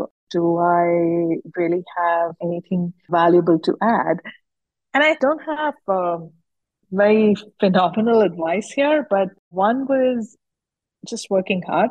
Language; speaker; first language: English; non-native, local second language; Hindi